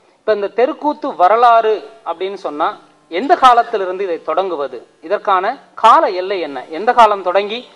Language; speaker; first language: Tamil; native; Tamil